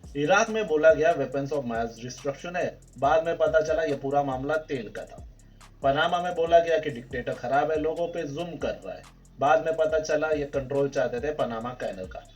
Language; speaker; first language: Hindi; native; Hindi